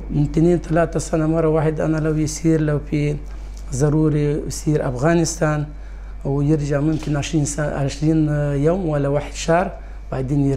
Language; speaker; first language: Arabic; non-native, learner; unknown